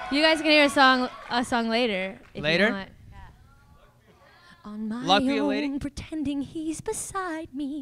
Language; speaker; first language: English; native; English